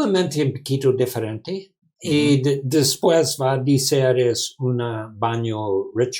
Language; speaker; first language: Spanish; non-native, learner; English